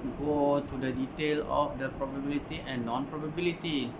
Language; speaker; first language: English; non-native, local second language; Malay